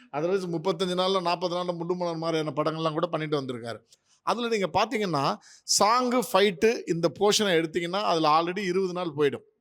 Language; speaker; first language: Tamil; native; Tamil